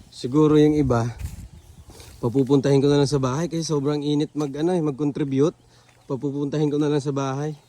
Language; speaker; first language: Filipino; non-native, local second language; Hiligaynon